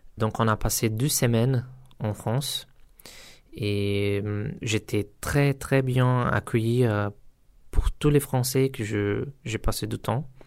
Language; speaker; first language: French; non-native, learner; Portuguese